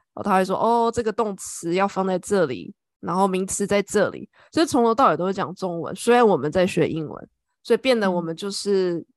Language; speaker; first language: Chinese; native; Chinese